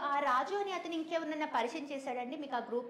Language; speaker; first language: Telugu; native; Telugu